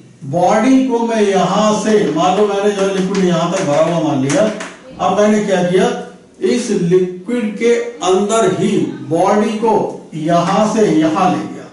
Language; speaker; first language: Hindi; native; Hindi